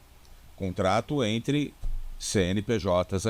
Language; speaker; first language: Portuguese; native; Portuguese